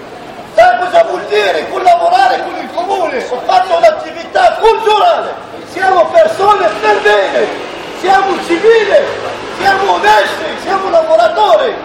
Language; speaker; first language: Italian; non-native, fluent; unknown